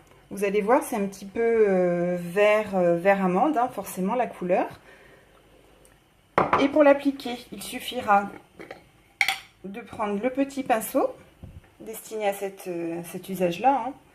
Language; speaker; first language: French; native; French